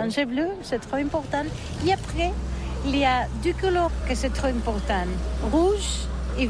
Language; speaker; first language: French; non-native, learner; Catalan